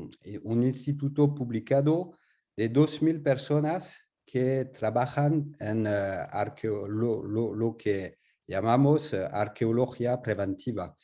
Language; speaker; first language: Spanish; non-native, learner; French